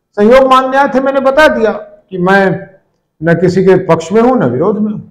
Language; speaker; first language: Hindi; native; Hindi